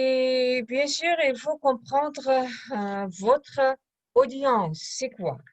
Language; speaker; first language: French; non-native, fluent; Kazakh